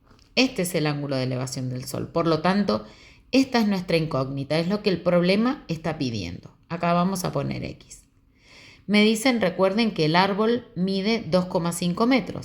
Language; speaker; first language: Spanish; native; Spanish